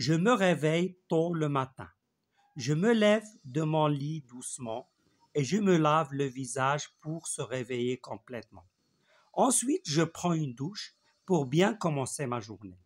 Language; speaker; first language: French; non-native, local second language; Arabic